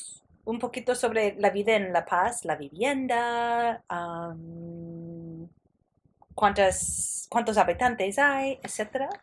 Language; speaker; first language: Spanish; non-native, fluent; English